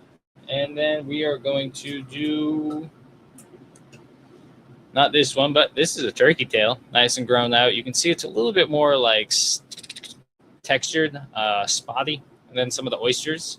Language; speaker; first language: English; native; English